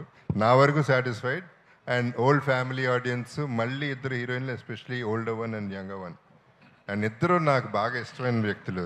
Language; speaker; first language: Telugu; native; Telugu